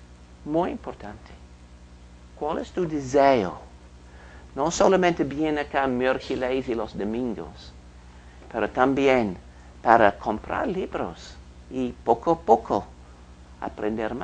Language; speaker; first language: Spanish; non-native, fluent; English